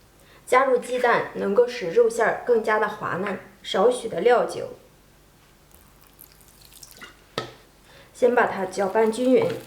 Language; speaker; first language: Chinese; native; Chinese